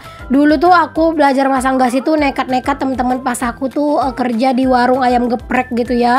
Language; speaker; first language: Indonesian; native; Indonesian